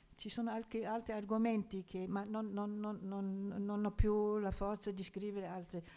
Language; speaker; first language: Italian; non-native, fluent; German